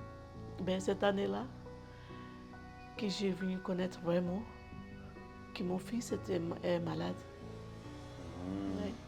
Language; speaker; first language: French; non-native, learner; Portuguese